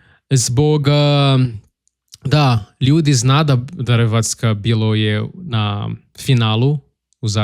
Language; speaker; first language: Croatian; non-native, learner; Portuguese